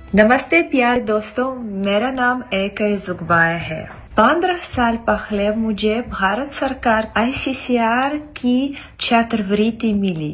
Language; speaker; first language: Hindi; non-native, fluent; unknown